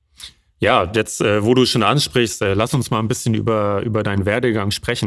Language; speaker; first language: German; native; German